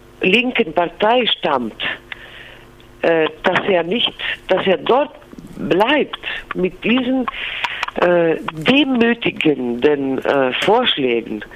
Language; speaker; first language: German; non-native, fluent; Greek